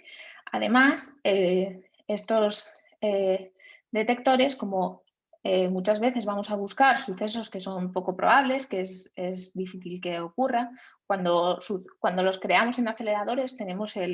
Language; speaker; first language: Spanish; native; Spanish